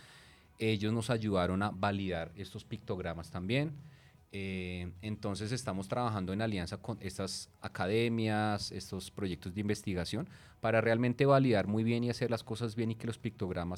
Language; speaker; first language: Spanish; native; Spanish